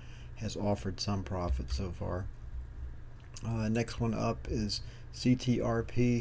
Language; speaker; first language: English; native; English